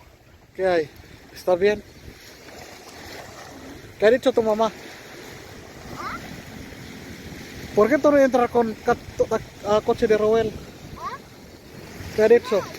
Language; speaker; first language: Spanish; non-native, learner; Filipino